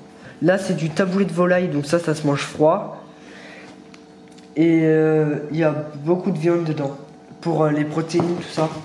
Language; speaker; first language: French; native; French